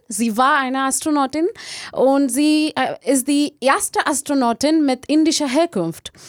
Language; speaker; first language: German; non-native, learner; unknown